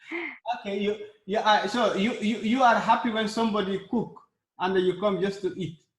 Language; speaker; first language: English; non-native, learner; Arabic